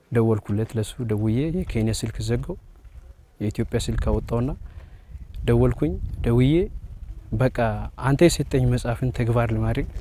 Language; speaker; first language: Amharic; early bilingual, heritage; Amharic